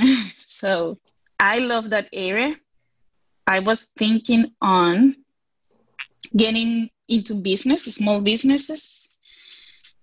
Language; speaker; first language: English; non-native, fluent; Spanish